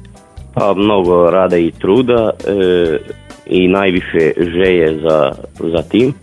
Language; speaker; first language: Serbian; non-native, local second language; Hungarian